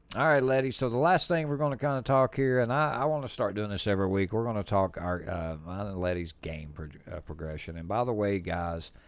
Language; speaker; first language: English; native; English